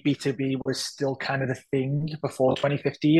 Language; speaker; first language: English; native; English